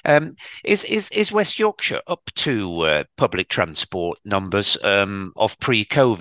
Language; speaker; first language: English; native; English